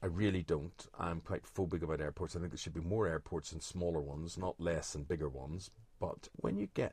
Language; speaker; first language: English; native; English